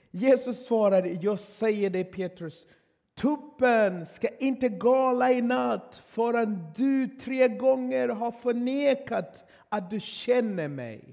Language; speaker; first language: Swedish; non-native, fluent; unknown